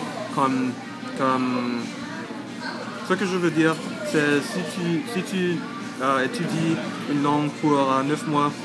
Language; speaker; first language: French; non-native, learner; English